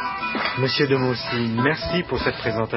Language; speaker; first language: French; native; French